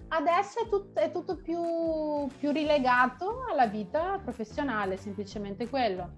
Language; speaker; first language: Italian; native; Italian